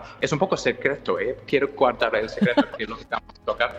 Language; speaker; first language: Spanish; non-native, fluent; English